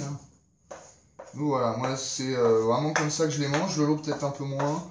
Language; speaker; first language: French; native; French